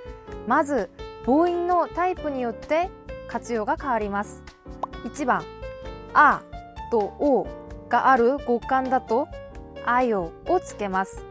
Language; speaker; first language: Japanese; non-native, fluent; Korean